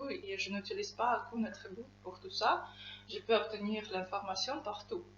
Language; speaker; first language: French; non-native, fluent; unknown